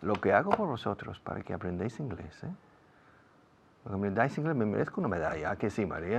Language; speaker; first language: Spanish; non-native, fluent; English